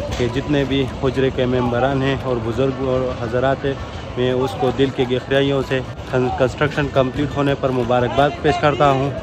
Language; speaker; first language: Urdu; non-native, local second language; Pashto